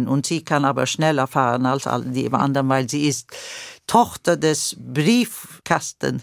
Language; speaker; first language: German; non-native, fluent; Swedish